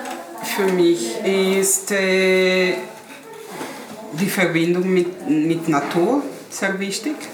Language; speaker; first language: German; non-native, learner; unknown